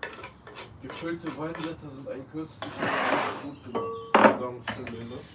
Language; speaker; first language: German; early bilingual, other home language; Kurdish